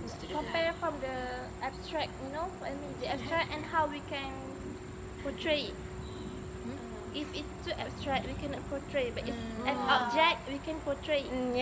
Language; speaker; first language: English; non-native, fluent; Malay